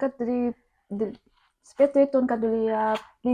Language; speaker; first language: Russian; non-native, learner; Vietnamese